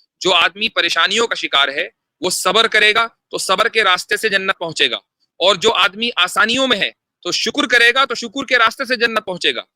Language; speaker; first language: Hindi; native; Hindi